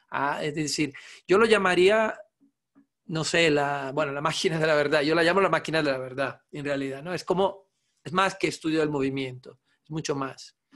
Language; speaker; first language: Spanish; non-native, fluent; Italian